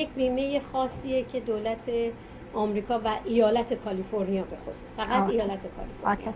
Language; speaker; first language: Persian; native; Persian